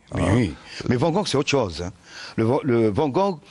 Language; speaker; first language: French; non-native, local second language; Arabic